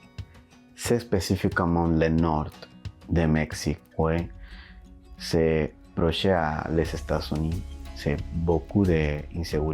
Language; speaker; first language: French; non-native, learner; Spanish